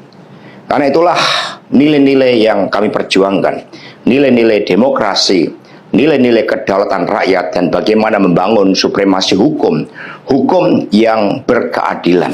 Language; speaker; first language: Indonesian; native; Indonesian